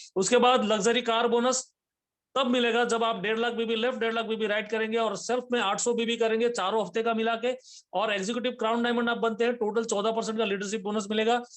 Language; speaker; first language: Hindi; non-native, local second language; Nepali